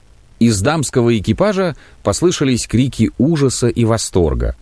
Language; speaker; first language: Russian; native; Russian